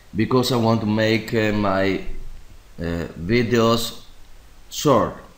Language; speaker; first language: English; non-native, fluent; Greek